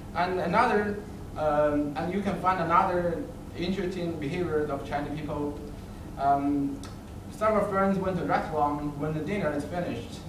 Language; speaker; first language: English; non-native, learner; Chinese